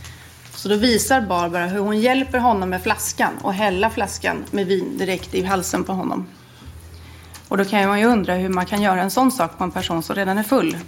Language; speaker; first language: Swedish; native; Swedish